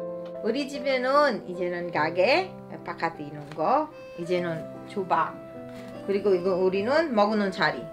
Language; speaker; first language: Korean; non-native, learner; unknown